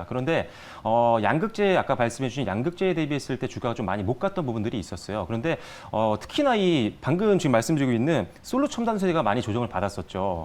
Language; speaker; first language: Korean; native; Korean